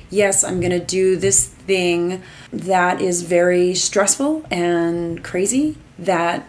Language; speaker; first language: English; native; English